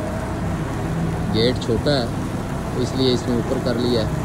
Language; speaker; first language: Urdu; non-native, local second language; Punjabi